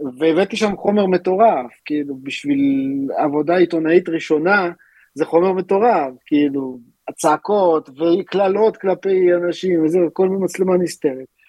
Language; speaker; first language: Hebrew; early bilingual, other home language; Russian